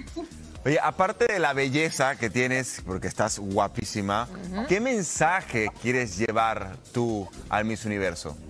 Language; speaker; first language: Spanish; native; Spanish